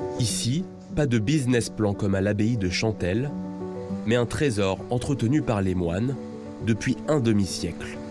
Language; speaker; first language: French; native; French